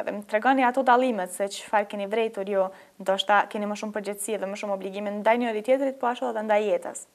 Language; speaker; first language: Albanian; native; Albanian